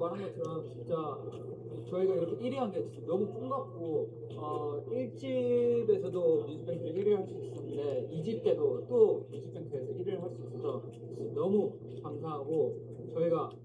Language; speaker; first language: Korean; non-native, fluent; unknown